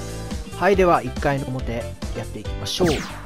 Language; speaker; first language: Japanese; native; Japanese